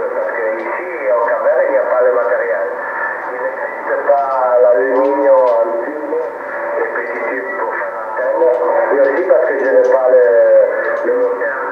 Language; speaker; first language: French; non-native, fluent; Italian